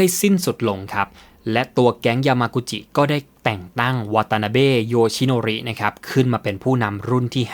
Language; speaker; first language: Thai; native; Thai